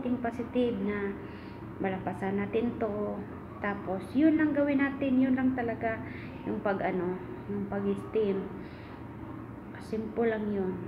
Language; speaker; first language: Filipino; non-native, local second language; Cebuano